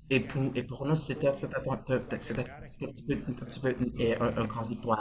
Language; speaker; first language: French; non-native, fluent; Portuguese